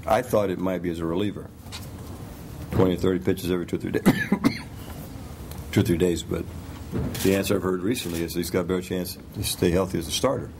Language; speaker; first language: English; native; English